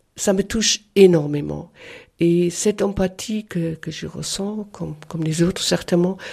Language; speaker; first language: French; non-native, fluent; German